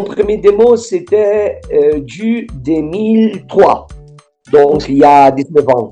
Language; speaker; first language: French; non-native, fluent; Italian